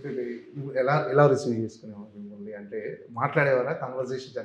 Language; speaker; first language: Telugu; native; Telugu